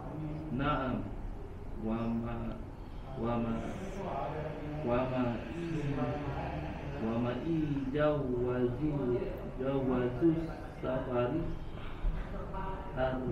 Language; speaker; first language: Arabic; non-native, learner; Indonesian